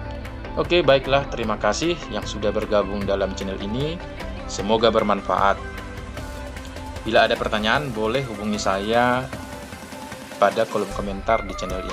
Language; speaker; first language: Indonesian; native; Indonesian